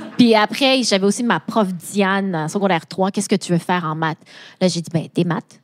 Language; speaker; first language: French; native; French